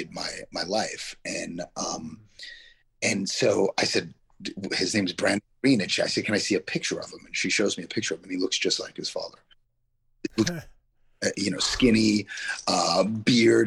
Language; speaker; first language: English; native; English